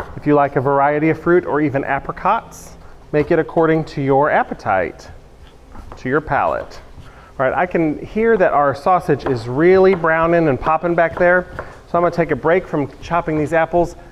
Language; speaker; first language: English; native; English